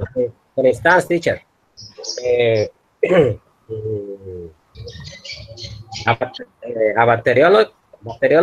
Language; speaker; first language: English; non-native, learner; Spanish